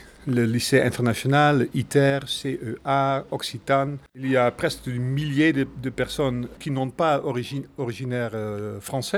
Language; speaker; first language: French; non-native, fluent; Dutch